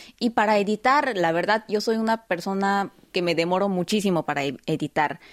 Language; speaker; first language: Spanish; early bilingual, heritage; Spanish